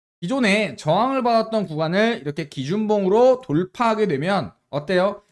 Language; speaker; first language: Korean; native; Korean